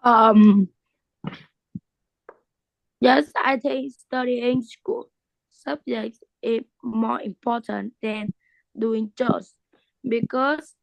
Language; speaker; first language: English; non-native, learner; Vietnamese